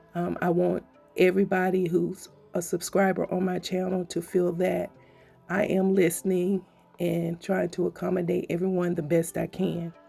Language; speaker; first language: English; native; English